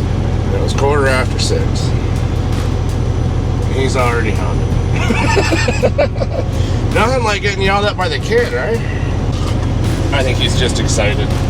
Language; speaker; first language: English; native; English